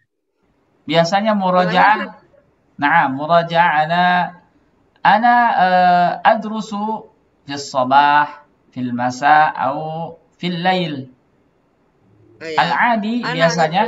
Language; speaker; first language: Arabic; non-native, fluent; Indonesian